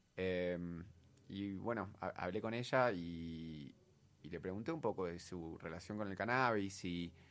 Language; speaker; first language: Spanish; native; Spanish